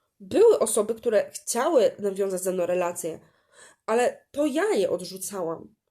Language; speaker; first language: Polish; native; Polish